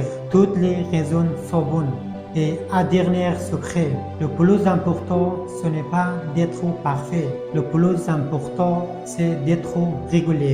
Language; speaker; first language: French; non-native, fluent; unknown